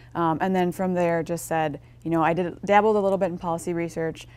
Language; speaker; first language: English; native; English